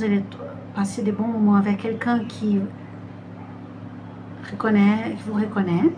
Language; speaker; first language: French; non-native, fluent; Portuguese